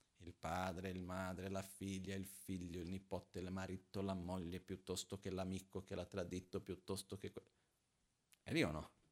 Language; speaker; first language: Italian; non-native, fluent; Portuguese